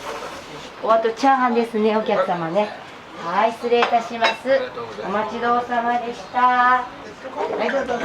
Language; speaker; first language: Japanese; native; Japanese